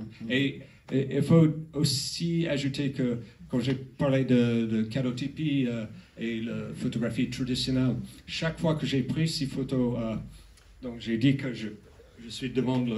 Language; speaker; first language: French; non-native, learner; English